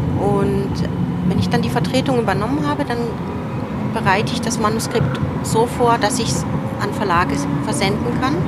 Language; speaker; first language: German; early bilingual, other home language; Turoyo